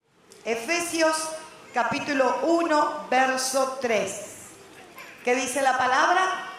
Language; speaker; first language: Spanish; native; Spanish